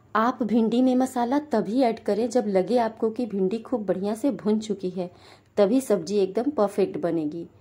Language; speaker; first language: Hindi; native; Hindi